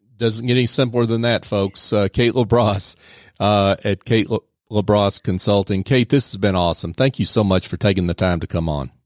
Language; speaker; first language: English; native; English